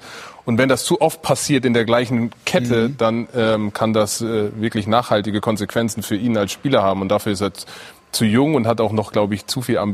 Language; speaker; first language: German; native; German